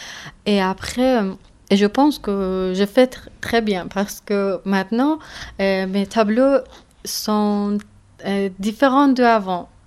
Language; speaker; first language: French; non-native, learner; Persian